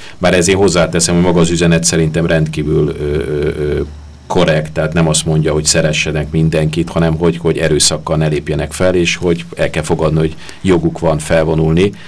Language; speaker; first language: Hungarian; native; Hungarian